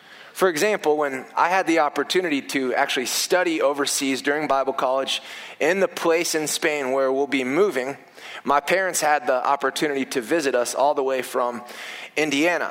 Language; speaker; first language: English; native; English